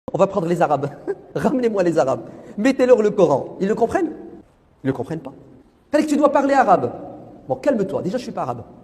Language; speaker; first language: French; early bilingual, other home language; Kabyle